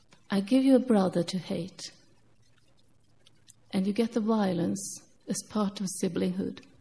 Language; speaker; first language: English; non-native, fluent; Norwegian